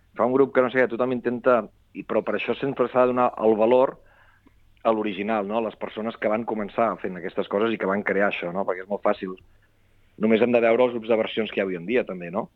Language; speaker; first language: Catalan; native; Catalan